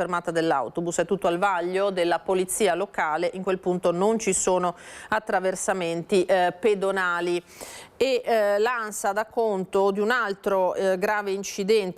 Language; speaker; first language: Italian; native; Italian